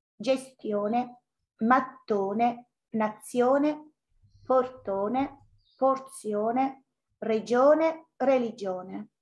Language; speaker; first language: Italian; native; Italian